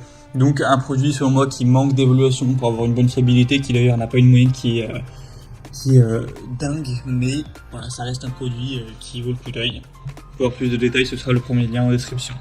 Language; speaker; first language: French; native; French